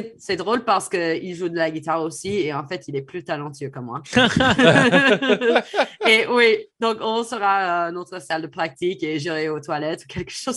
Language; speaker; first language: French; non-native, fluent; English